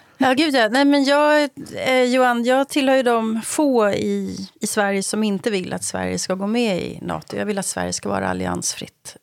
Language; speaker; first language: Swedish; native; Swedish